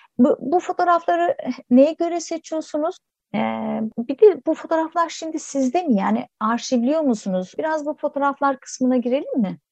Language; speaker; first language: Turkish; native; Turkish